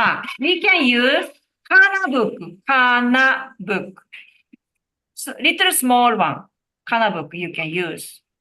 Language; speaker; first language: English; non-native, learner; Japanese